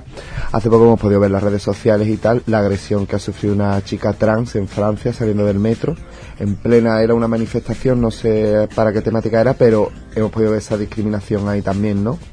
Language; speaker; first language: Spanish; native; Spanish